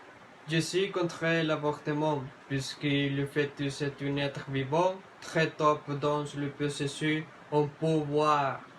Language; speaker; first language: French; non-native, learner; Spanish